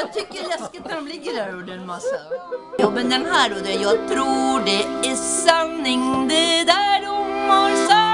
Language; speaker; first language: Swedish; native; Swedish